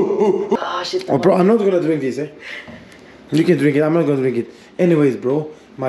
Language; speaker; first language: English; non-native, fluent; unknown